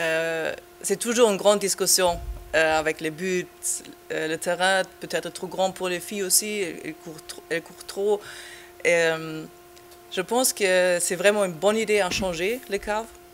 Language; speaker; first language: French; non-native, fluent; German